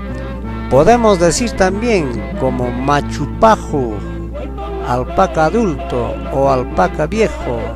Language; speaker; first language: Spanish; non-native, local second language; Quechua